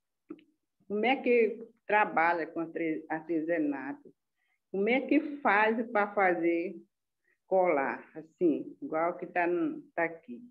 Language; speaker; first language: Portuguese; non-native, local second language; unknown